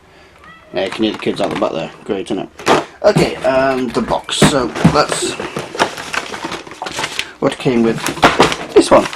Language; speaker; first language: English; native; English